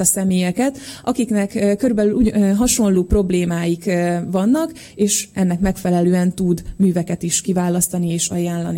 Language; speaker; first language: Hungarian; native; Hungarian